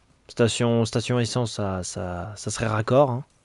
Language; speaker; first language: French; native; French